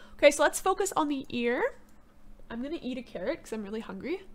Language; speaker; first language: English; native; English